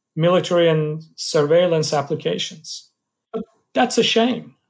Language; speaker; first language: English; non-native, fluent; Persian